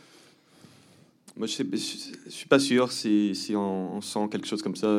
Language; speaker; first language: French; early bilingual, heritage; English